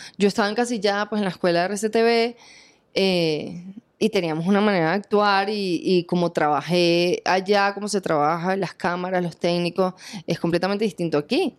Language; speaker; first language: Spanish; native; Spanish